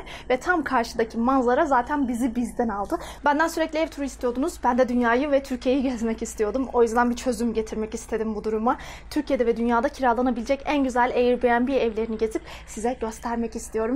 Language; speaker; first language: Turkish; native; Turkish